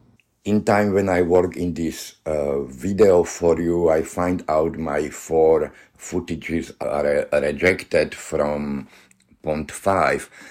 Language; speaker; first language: English; non-native, learner; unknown